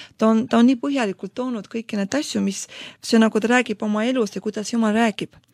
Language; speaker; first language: Estonian; non-native, local second language; Russian